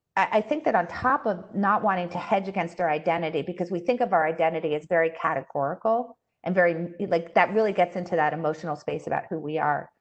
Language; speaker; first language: English; native; English